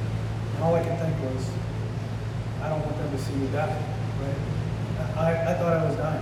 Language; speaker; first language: English; native; English